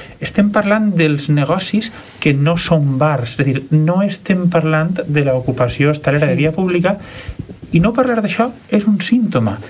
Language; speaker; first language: Catalan; native; Catalan